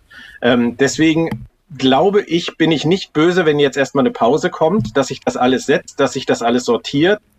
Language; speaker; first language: German; native; German